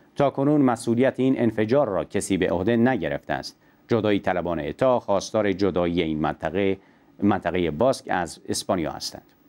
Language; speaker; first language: Persian; non-native, local second language; Central Kurdish